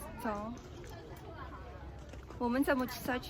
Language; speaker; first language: Chinese; non-native, learner; Filipino